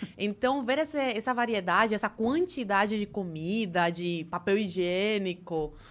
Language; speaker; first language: Portuguese; early bilingual, other home language; Spanish